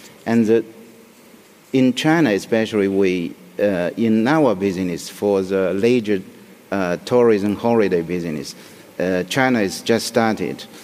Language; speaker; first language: English; non-native, fluent; Chinese